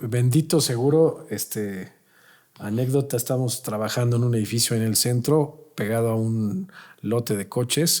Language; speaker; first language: Spanish; native; Spanish